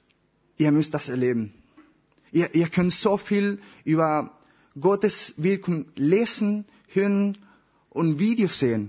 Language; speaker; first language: German; non-native, learner; Spanish